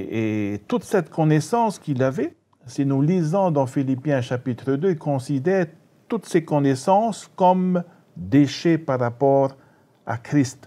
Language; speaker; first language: French; native; French